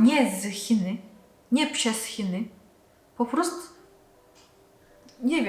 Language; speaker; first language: Polish; non-native, learner; Korean